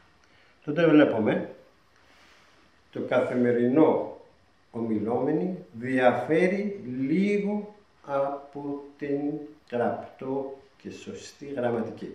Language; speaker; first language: Greek; non-native, fluent; Persian